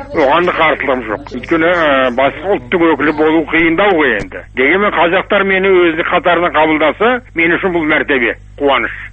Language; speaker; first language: Kazakh; non-native, local second language; German